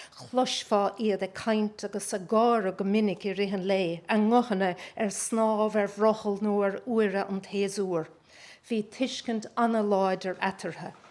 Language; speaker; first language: Irish; native; Irish